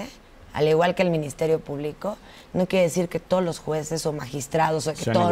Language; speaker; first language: Spanish; native; Spanish